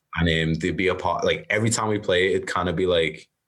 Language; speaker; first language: English; native; English